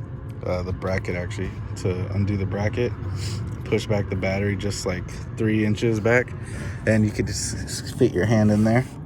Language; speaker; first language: English; native; English